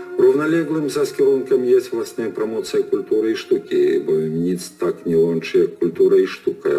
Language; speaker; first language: Polish; early bilingual, heritage; Polish